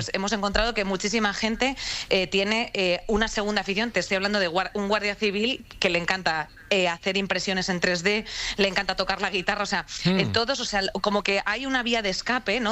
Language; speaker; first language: Spanish; native; Spanish